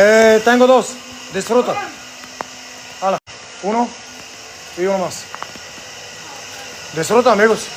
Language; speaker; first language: Spanish; non-native, learner; Bulgarian